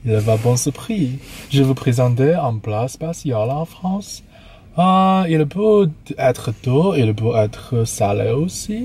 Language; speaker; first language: French; non-native, learner; English